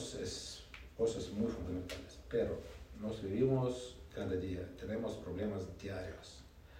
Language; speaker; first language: Spanish; non-native, learner; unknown